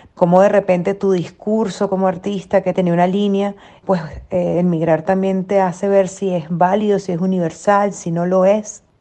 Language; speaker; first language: Spanish; native; Spanish